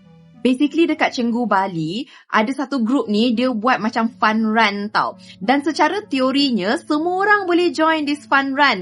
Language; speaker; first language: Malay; native; Malay